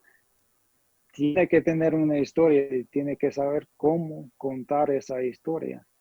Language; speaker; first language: Spanish; non-native, fluent; English